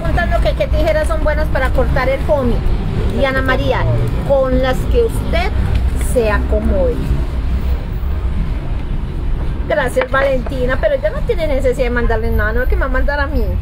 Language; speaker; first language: Spanish; native; Spanish